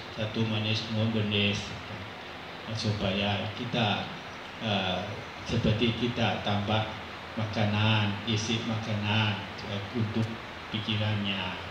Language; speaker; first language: Indonesian; non-native, fluent; Thai